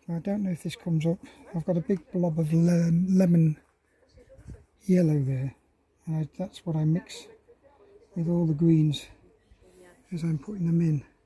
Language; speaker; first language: English; native; English